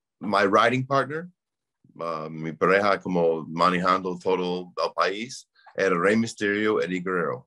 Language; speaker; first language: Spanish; non-native, learner; English